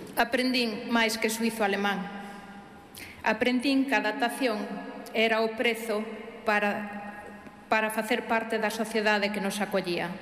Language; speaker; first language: Galician; early bilingual, heritage; Galician